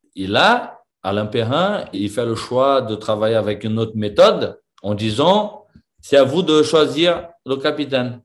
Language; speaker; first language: French; non-native, fluent; Portuguese